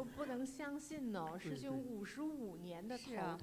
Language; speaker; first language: Chinese; native; Chinese